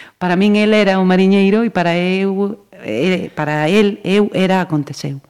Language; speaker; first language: Galician; native; Galician